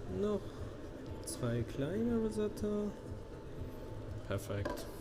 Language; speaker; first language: German; non-native, learner; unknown